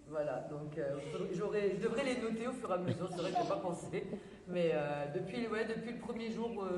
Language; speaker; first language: French; native; French